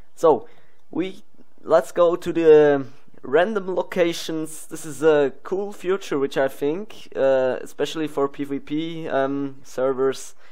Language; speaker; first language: English; non-native, learner; Swiss German